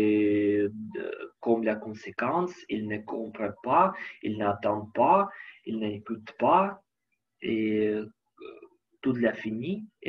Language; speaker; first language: French; non-native, learner; Ukrainian